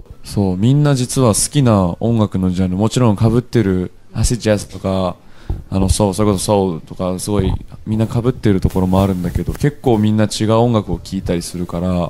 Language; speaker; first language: Japanese; native; Japanese